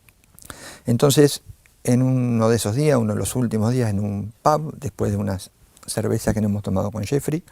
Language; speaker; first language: Spanish; native; Spanish